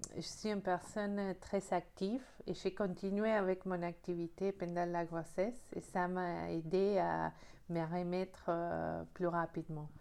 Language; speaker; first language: French; non-native, fluent; Spanish